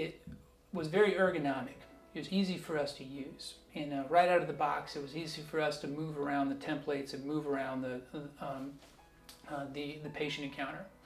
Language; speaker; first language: English; native; English